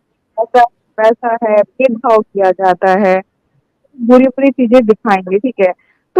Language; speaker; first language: Hindi; native; Hindi